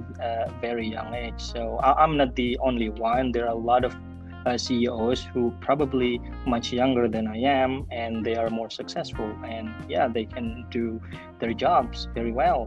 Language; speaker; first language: English; non-native, fluent; Indonesian